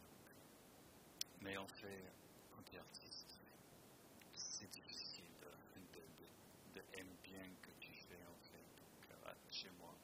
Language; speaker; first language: French; non-native, fluent; English